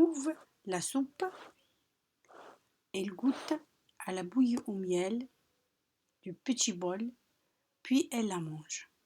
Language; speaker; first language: French; non-native, local second language; Arabic